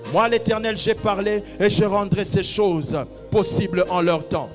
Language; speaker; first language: French; non-native, local second language; Lingala